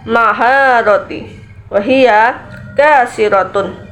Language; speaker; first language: Arabic; non-native, learner; Indonesian